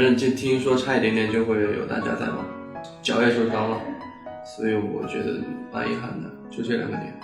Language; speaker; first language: Chinese; native; Chinese